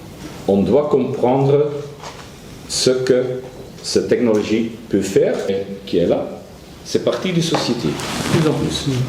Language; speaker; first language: French; non-native, learner; Dutch